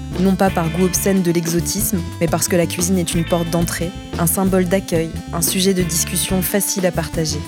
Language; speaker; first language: French; native; French